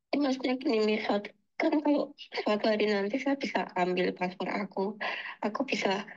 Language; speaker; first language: Indonesian; native; Indonesian